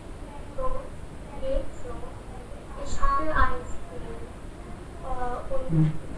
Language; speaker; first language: German; non-native, learner; Hindi